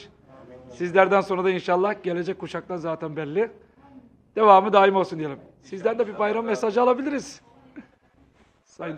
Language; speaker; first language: Turkish; native; Turkish